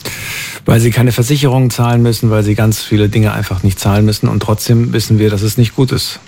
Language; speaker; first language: German; native; German